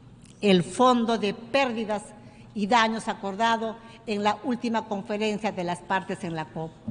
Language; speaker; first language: Spanish; native; Spanish